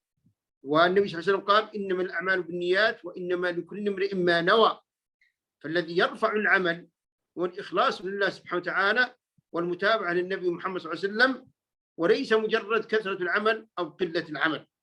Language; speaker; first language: Arabic; native; Arabic